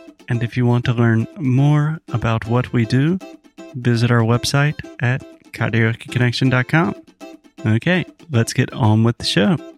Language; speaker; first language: English; native; English